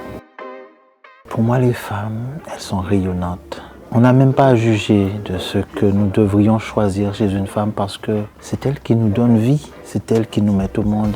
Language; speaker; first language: French; native; French